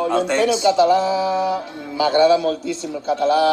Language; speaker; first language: Catalan; non-native, learner; Spanish